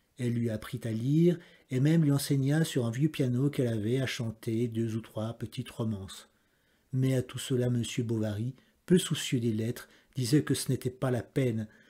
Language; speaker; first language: French; native; French